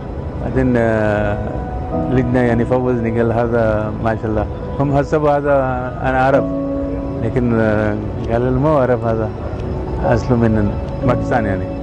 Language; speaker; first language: Arabic; non-native, fluent; Urdu